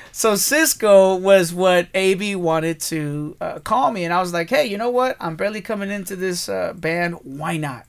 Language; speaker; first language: English; early bilingual, other home language; Spanish